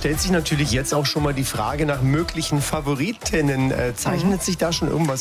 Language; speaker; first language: German; native; German